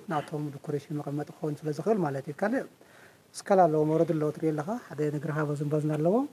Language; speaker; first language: Tigrinya; non-native, local second language; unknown